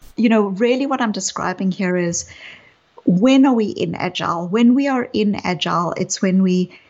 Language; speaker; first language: English; native; English